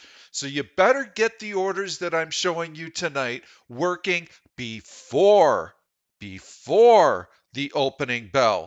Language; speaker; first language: English; native; English